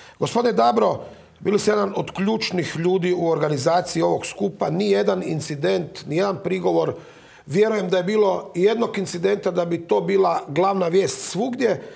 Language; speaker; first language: Croatian; native; Croatian